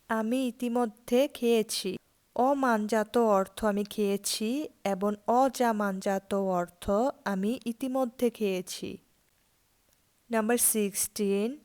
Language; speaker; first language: Bangla; native; Bangla